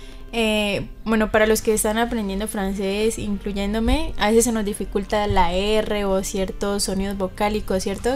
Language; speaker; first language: Spanish; native; Spanish